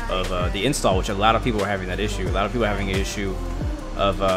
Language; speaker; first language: English; native; English